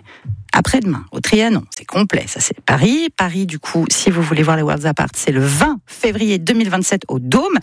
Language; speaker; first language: French; native; French